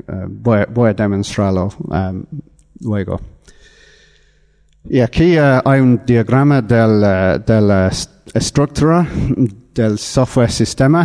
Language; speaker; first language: Spanish; non-native, fluent; English